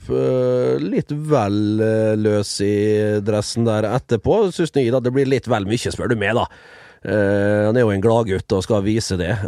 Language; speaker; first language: Norwegian; early bilingual, other home language; Dutch